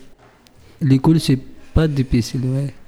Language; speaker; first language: French; non-native, learner; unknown